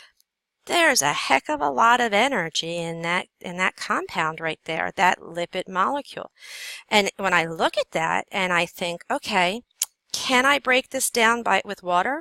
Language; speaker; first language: English; native; English